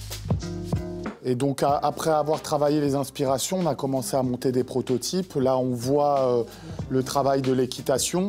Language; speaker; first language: French; native; French